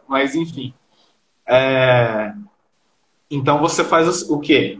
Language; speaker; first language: Portuguese; early bilingual, heritage; Portuguese